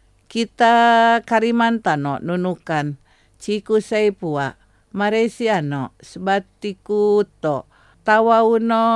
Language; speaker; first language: Japanese; non-native, fluent; Indonesian